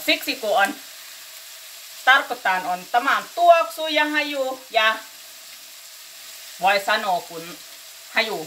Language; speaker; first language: Finnish; non-native, learner; Thai